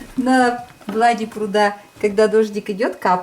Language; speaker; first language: Russian; native; Russian